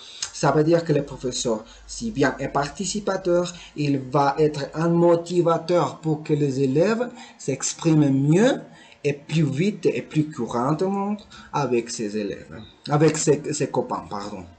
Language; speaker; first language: French; non-native, learner; Spanish